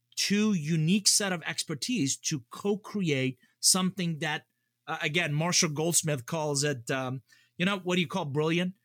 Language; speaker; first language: English; early bilingual, other home language; Persian